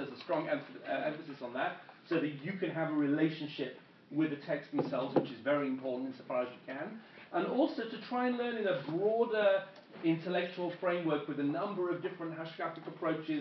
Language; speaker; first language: English; native; English